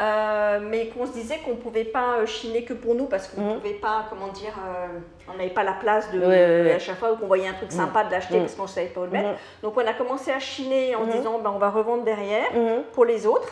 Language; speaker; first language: French; native; French